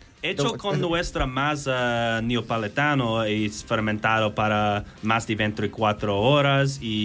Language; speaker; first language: Spanish; non-native, learner; English